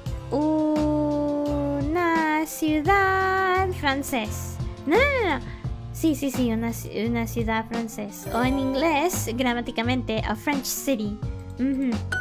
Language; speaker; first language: Spanish; native; Spanish